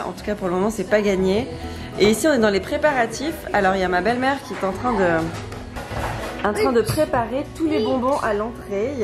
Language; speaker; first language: French; native; French